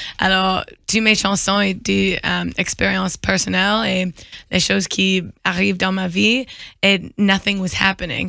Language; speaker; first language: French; non-native, learner; English